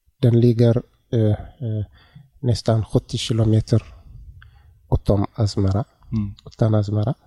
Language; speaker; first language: Swedish; non-native, learner; Tigrinya